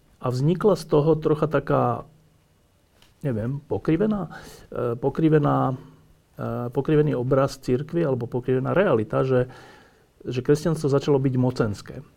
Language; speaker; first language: Slovak; native; Slovak